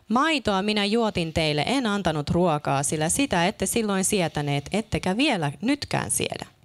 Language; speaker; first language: Finnish; native; Finnish